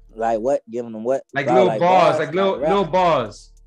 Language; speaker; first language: English; native; English